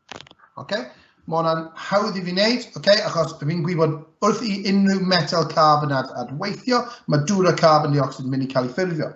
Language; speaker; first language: Welsh; native; Welsh